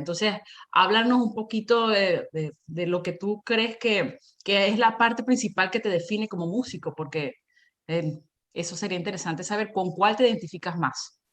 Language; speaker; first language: Spanish; native; Spanish